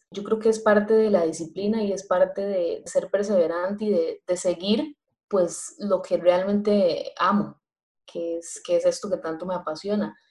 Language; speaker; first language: Spanish; native; Spanish